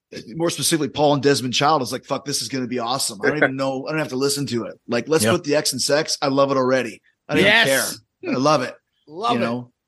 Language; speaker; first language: English; native; English